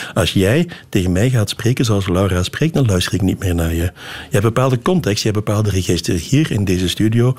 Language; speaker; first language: Dutch; native; Dutch